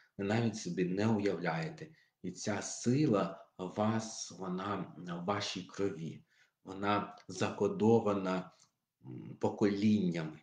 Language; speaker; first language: Ukrainian; non-native, local second language; Russian